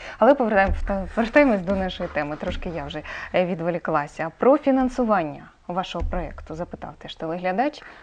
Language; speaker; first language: Ukrainian; native; Ukrainian